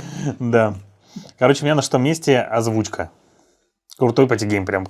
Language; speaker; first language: Russian; native; Russian